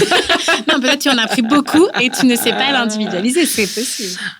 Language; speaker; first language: French; native; French